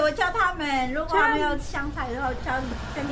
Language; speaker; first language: Chinese; non-native, learner; Filipino